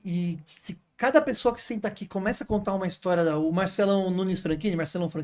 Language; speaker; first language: Portuguese; native; Portuguese